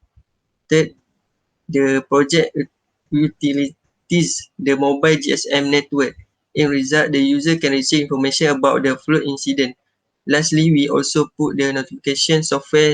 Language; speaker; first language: English; non-native, learner; Malay